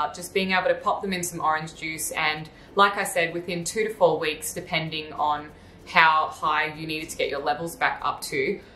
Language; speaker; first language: English; native; English